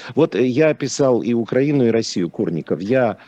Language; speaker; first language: Russian; non-native, local second language; Polish